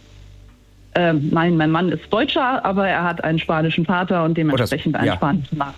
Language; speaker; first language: German; native; German